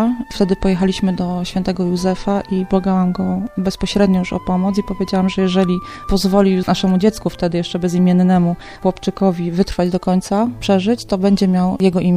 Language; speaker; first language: Polish; native; Polish